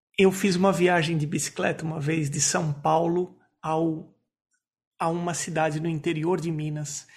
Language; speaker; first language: Portuguese; native; Portuguese